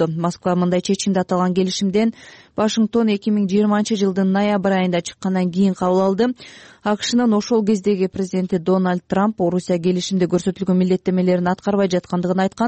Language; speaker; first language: Kyrgyz; native; Kyrgyz